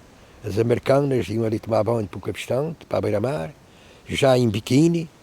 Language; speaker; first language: Portuguese; native; Portuguese